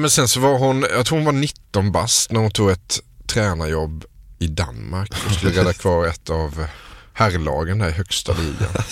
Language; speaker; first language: Swedish; native; Swedish